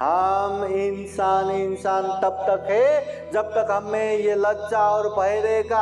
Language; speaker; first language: Hindi; non-native, local second language; Marathi